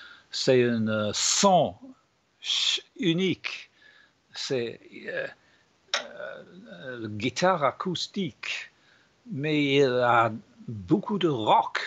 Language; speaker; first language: French; non-native, learner; English